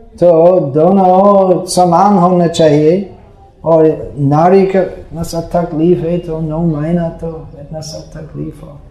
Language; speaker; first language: Hindi; non-native, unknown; English